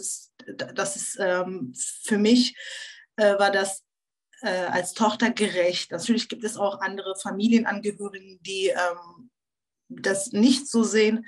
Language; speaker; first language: German; early bilingual, other home language; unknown